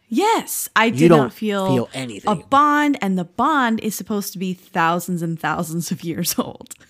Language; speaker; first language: English; native; English